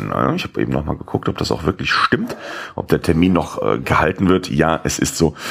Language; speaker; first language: German; native; German